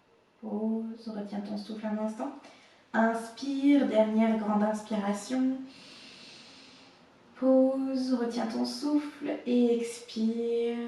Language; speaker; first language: French; native; French